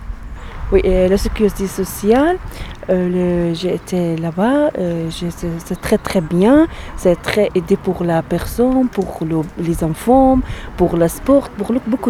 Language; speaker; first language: French; non-native, learner; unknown